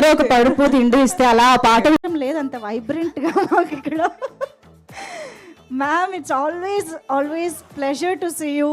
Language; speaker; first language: Telugu; native; Telugu